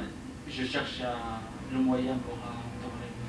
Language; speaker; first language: French; non-native, learner; Arabic